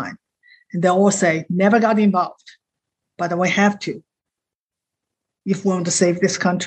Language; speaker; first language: English; non-native, fluent; Chinese